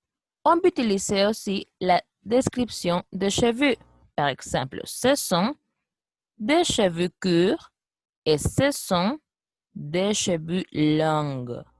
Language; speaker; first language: French; non-native, fluent; Spanish